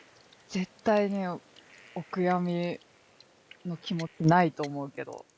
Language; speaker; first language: Japanese; native; Japanese